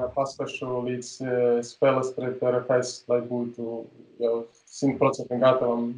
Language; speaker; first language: Latvian; non-native, local second language; Russian